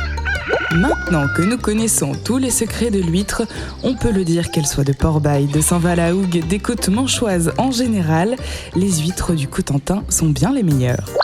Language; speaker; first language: French; native; French